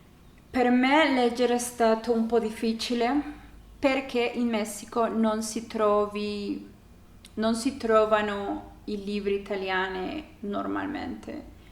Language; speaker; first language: Italian; non-native, learner; Spanish